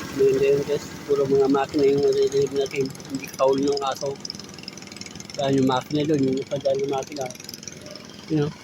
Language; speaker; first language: Filipino; non-native, local second language; Iloko